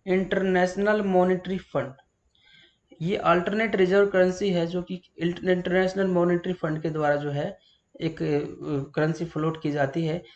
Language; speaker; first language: Hindi; native; Hindi